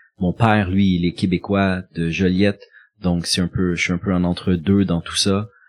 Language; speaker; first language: French; native; French